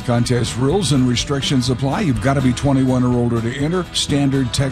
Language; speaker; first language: English; native; English